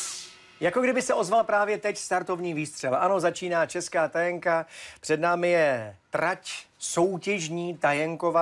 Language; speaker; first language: Czech; native; Czech